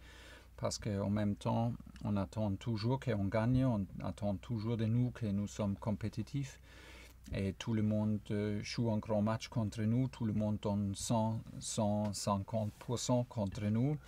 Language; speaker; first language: French; non-native, fluent; German